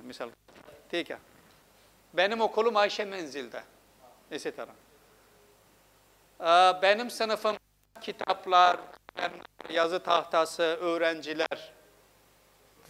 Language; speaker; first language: Turkish; non-native, fluent; Urdu